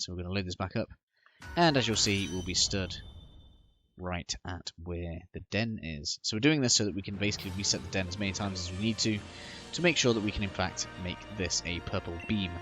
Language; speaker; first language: English; native; English